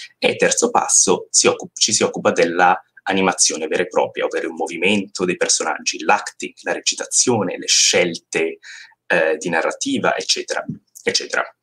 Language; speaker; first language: Italian; native; Italian